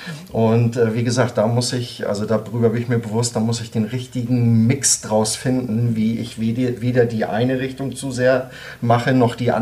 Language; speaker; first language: German; native; German